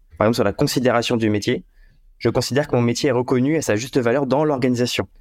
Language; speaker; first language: French; native; French